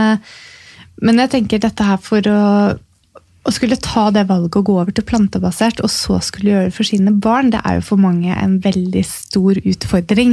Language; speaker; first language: Norwegian; native; Norwegian